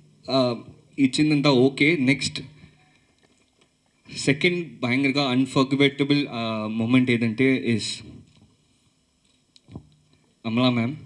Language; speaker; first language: Telugu; early bilingual, heritage; Telugu